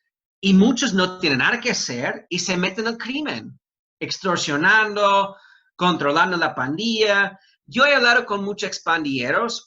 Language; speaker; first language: Spanish; non-native, fluent; English